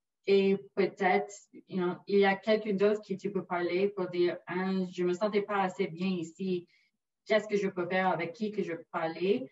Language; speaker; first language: French; non-native, local second language; English